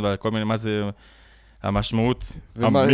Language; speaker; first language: Hebrew; native; Hebrew